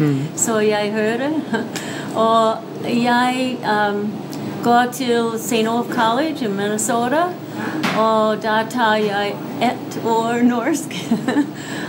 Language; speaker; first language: Norwegian; early bilingual, heritage; English